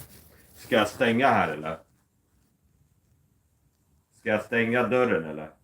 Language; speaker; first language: Swedish; non-native, fluent; English